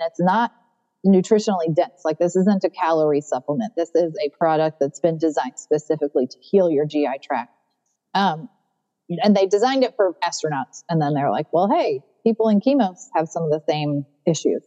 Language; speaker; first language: English; native; English